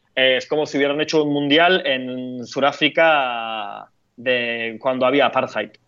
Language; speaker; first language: Spanish; non-native, fluent; Turkish